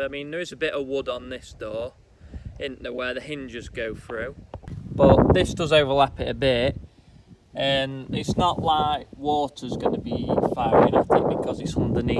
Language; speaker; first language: English; native; English